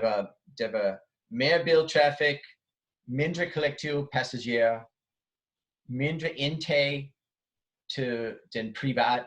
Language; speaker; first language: Danish; non-native, fluent; English